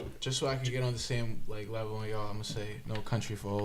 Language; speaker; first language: English; native; English